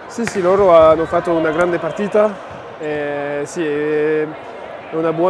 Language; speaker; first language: Italian; non-native, learner; French